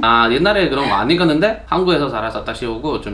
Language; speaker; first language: Korean; non-native, learner; Spanish